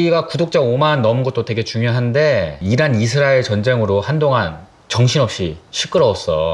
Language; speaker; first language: Korean; native; Korean